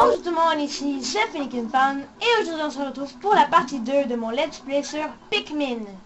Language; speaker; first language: French; native; French